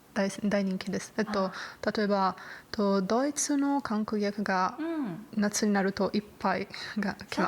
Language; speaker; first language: Japanese; non-native, learner; Italian